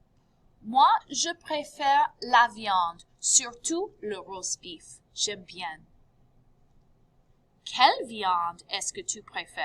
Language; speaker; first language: French; non-native, fluent; English